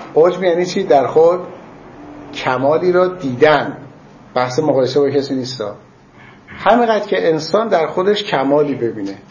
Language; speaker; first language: Persian; non-native, local second language; Azerbaijani